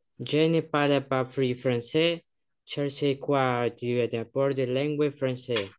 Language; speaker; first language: French; non-native, learner; Spanish